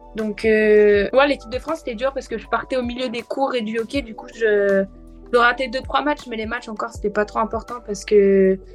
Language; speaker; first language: French; native; French